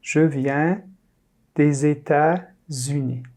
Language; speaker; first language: French; non-native, fluent; Turkish